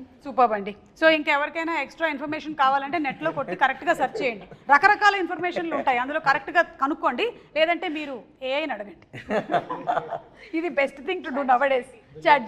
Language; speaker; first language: Telugu; native; Telugu